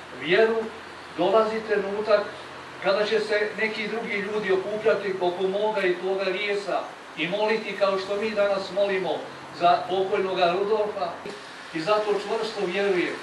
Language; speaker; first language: Croatian; native; Croatian